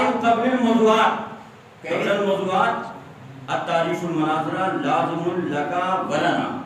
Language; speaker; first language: Arabic; non-native, learner; Urdu